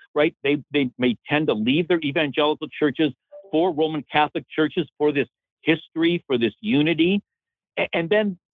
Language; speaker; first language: English; native; English